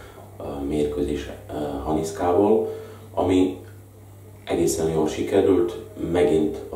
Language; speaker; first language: Hungarian; non-native, fluent; Slovak